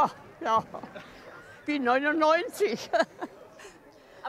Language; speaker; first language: German; native; German